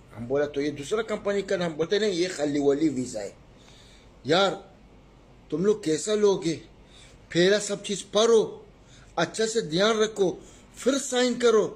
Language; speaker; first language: Hindi; non-native, learner; Arabic